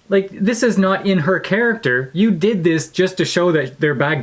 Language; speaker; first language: English; native; English